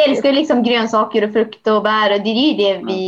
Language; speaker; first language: Swedish; native; Swedish